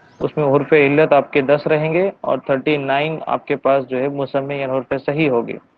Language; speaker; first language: Urdu; native; Urdu